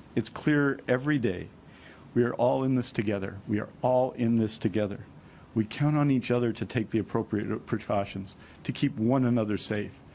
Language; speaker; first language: English; native; English